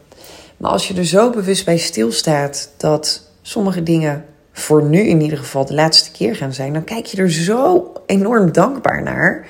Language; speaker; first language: Dutch; native; Dutch